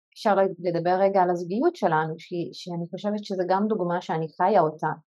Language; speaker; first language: Hebrew; non-native, local second language; Arabic